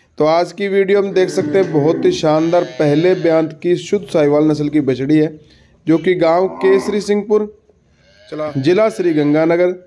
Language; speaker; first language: Hindi; native; Hindi